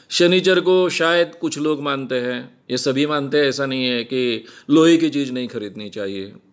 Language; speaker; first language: Hindi; native; Hindi